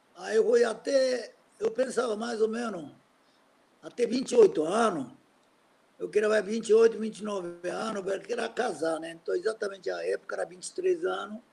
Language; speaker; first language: Portuguese; non-native, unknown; Japanese